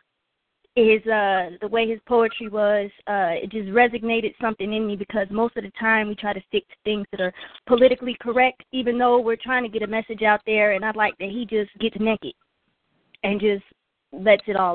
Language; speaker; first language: English; native; English